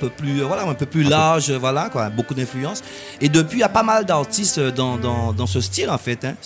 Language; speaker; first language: French; native; French